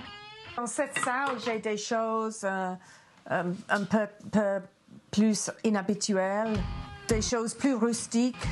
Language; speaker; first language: French; non-native, fluent; English